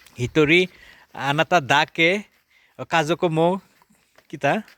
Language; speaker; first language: Japanese; non-native, learner; Bangla